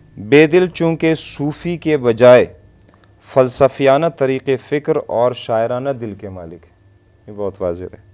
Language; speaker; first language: Urdu; non-native, local second language; Persian